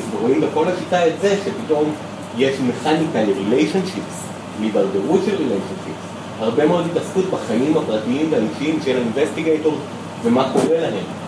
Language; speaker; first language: Hebrew; native; Hebrew